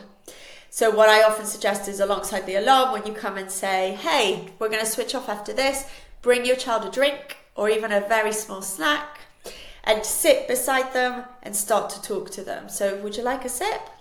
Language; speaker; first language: English; non-native, fluent; Spanish